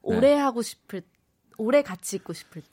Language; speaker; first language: Korean; native; Korean